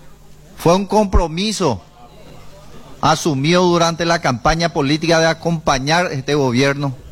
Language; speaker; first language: Spanish; native; Spanish